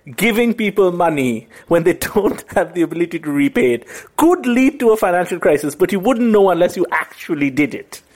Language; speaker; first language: English; non-native, local second language; Bangla